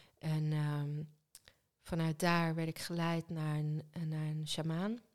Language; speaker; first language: Dutch; early bilingual, other home language; Hebrew